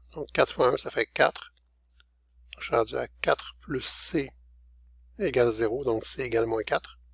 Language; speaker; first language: French; native; French